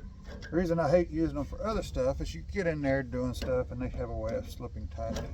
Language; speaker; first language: English; native; English